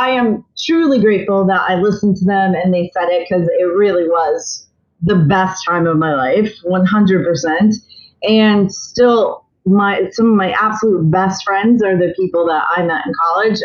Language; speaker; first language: English; native; English